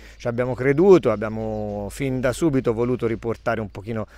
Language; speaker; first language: Italian; native; Italian